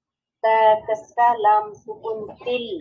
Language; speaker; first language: Arabic; non-native, learner; Bangla